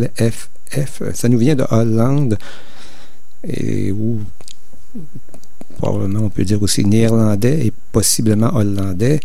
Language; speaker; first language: French; native; French